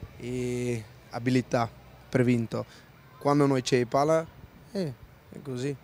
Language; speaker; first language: Italian; non-native, learner; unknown